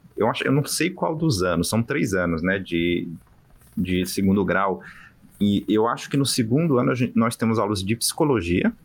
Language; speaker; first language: Portuguese; native; Portuguese